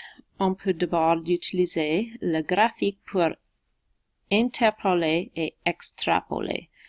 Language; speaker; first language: French; non-native, local second language; English